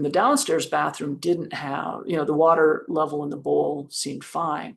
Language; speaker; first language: English; native; English